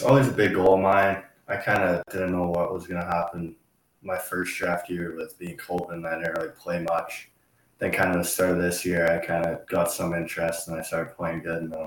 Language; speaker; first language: English; native; English